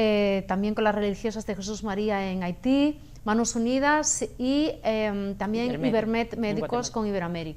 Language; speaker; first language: Spanish; native; Spanish